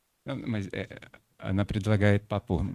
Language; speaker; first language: Russian; non-native, fluent; Portuguese